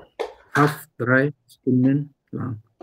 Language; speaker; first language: German; non-native, learner; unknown